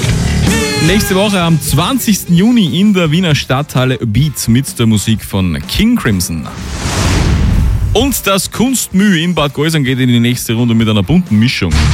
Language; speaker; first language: German; native; German